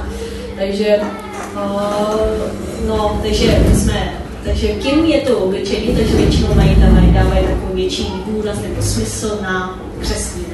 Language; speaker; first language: Czech; non-native, fluent; Korean